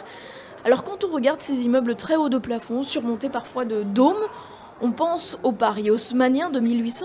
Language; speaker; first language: French; native; French